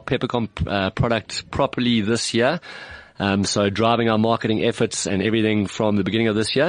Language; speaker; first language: English; native; English